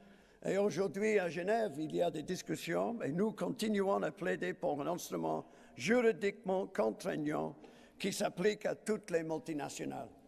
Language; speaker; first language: French; non-native, fluent; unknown